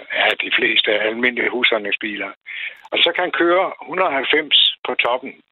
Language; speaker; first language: Danish; non-native, fluent; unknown